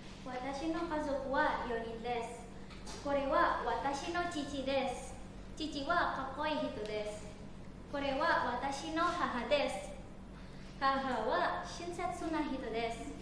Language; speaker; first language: Japanese; non-native, learner; Indonesian